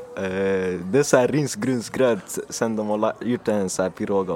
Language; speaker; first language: Swedish; early bilingual, other home language; Finnish